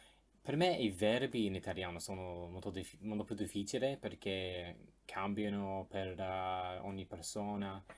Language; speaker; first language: Italian; non-native, learner; English